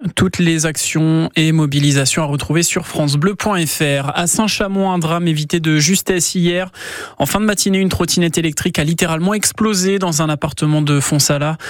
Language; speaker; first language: French; native; French